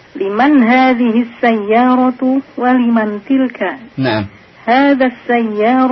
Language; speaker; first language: Arabic; non-native, learner; Indonesian